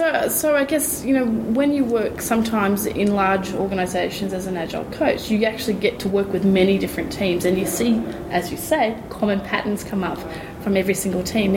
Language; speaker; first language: English; native; English